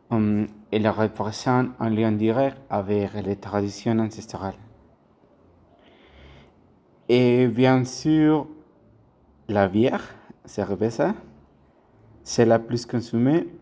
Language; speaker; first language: French; non-native, learner; Spanish